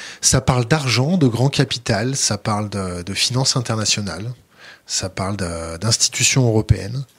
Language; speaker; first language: French; native; French